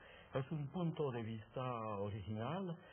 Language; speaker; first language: Spanish; non-native, fluent; French